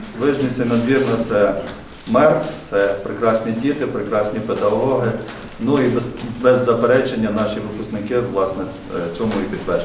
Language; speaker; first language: Ukrainian; native; Ukrainian